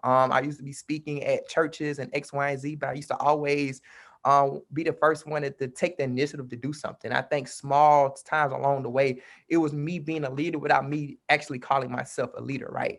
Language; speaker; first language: English; native; English